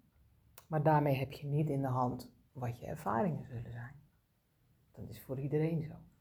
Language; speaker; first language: Dutch; native; Dutch